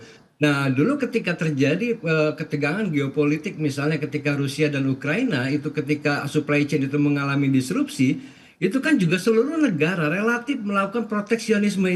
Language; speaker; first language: Indonesian; native; Indonesian